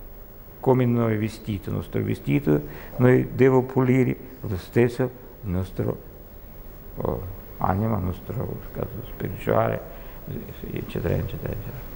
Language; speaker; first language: Italian; non-native, learner; Russian